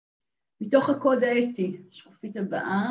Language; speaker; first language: Hebrew; native; Hebrew